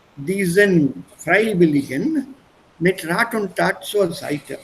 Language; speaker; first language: German; non-native, fluent; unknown